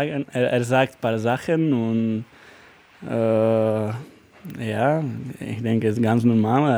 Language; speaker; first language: German; non-native, learner; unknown